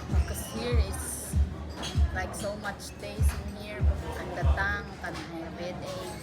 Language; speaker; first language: English; non-native, learner; Filipino